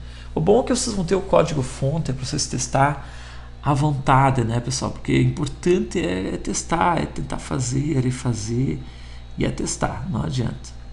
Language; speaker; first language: Portuguese; native; Portuguese